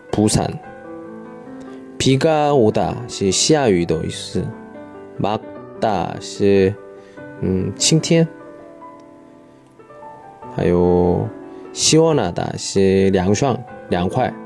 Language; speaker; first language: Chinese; non-native, learner; Korean